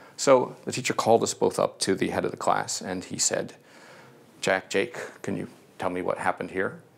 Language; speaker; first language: English; native; English